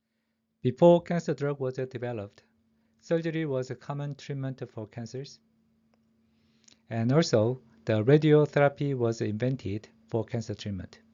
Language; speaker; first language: English; non-native, fluent; Korean